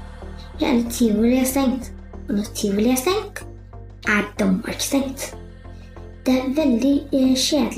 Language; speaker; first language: Norwegian; early bilingual, heritage; Norwegian